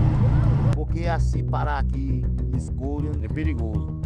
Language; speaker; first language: Portuguese; native; Portuguese